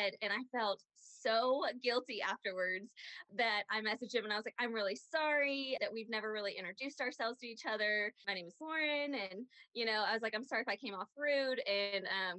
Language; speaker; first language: English; native; English